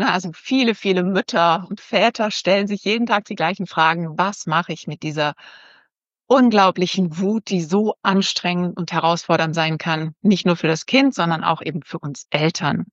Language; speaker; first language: German; native; German